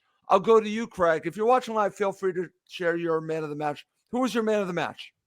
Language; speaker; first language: English; native; English